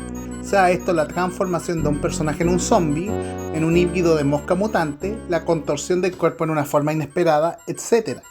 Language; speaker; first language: Spanish; native; Spanish